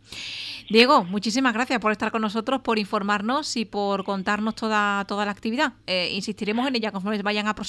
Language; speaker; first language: Spanish; native; Spanish